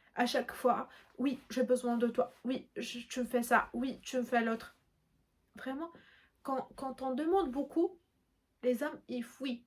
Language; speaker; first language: French; non-native, local second language; Arabic